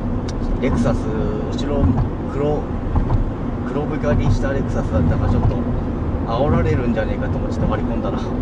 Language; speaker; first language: Japanese; native; Japanese